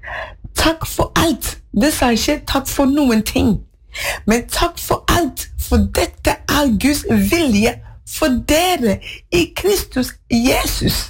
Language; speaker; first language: Norwegian; non-native, fluent; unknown